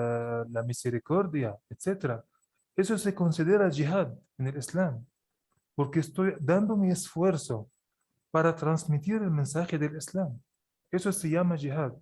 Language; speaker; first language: Spanish; non-native, fluent; Arabic